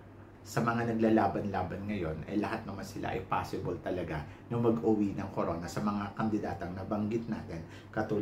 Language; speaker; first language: Filipino; native; Filipino